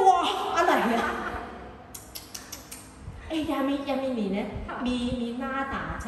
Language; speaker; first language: Thai; non-native, learner; Cantonese